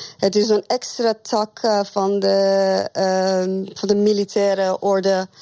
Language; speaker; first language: Dutch; non-native, fluent; Persian